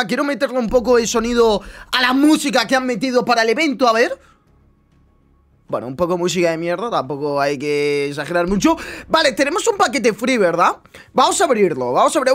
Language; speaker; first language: Spanish; native; Spanish